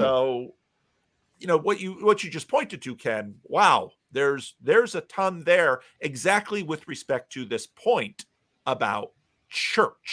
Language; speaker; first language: English; native; English